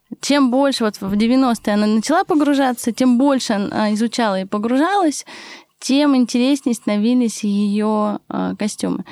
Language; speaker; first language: Russian; native; Russian